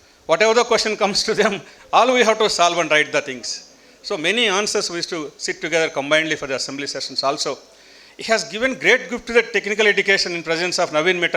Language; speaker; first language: English; non-native, local second language; Telugu